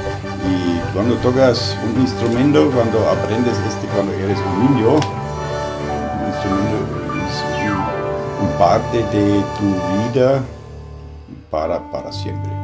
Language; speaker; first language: Spanish; non-native, learner; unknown